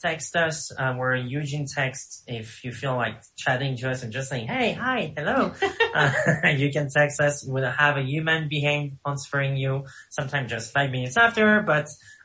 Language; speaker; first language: English; non-native, fluent; French